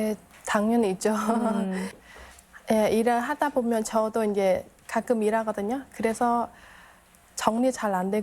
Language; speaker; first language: Korean; non-native, fluent; Khmer